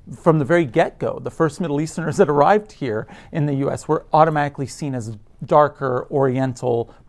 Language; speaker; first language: English; early bilingual, other home language; Arabic